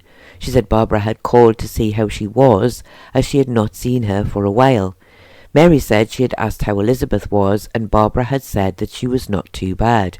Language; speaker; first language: English; native; English